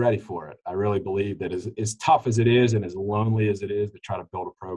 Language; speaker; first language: English; native; English